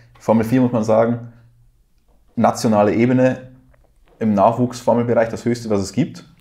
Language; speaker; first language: German; native; German